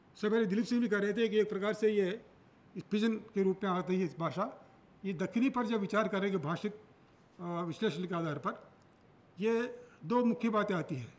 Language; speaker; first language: Hindi; non-native, local second language; Telugu